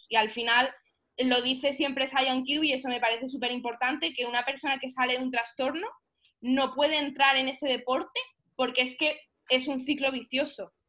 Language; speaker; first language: Spanish; early bilingual, heritage; Spanish